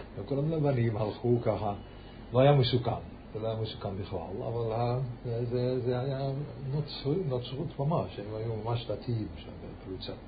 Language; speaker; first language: Hebrew; early bilingual, heritage; Yiddish